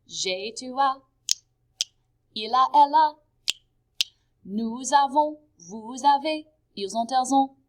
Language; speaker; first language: French; non-native, fluent; English